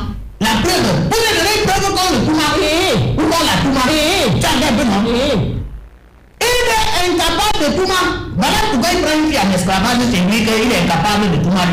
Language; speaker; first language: French; native; French